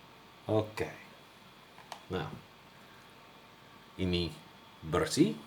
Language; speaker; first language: Indonesian; non-native, learner; English